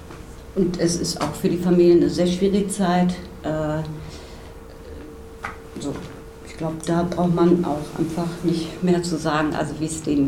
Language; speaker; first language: German; native; German